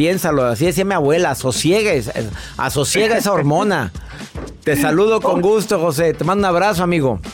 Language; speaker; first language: Spanish; native; Spanish